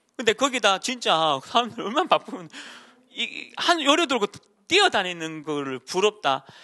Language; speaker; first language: Korean; native; Korean